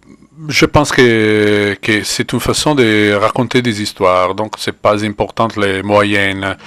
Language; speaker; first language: French; non-native, fluent; Italian